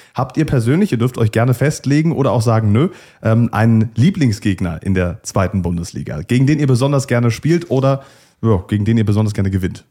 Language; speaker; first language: German; native; German